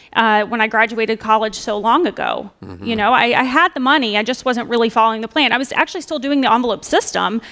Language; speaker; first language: English; native; English